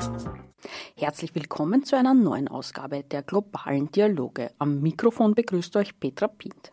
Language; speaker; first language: German; native; German